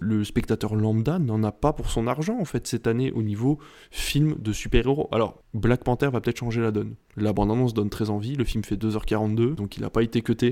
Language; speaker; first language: French; native; French